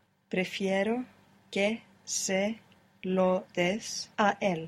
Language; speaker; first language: Spanish; non-native, learner; English